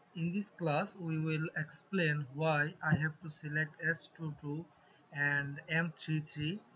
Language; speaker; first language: English; non-native, local second language; Bangla